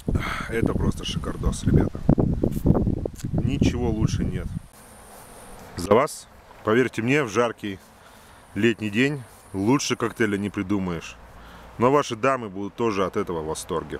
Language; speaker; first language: Russian; native; Russian